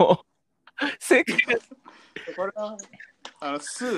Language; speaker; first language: Japanese; native; Japanese